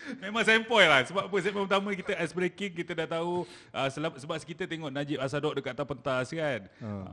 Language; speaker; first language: Malay; native; Malay